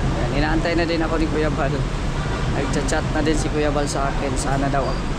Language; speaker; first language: Filipino; non-native, local second language; Cebuano